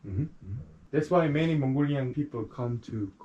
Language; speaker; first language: English; non-native, learner; Korean